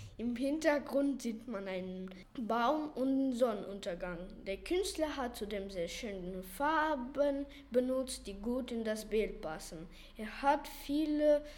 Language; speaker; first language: German; non-native, learner; Ukrainian